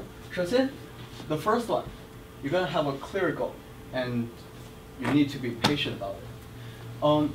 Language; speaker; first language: English; non-native, fluent; Chinese